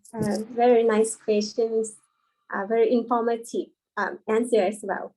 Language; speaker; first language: English; non-native, fluent; Thai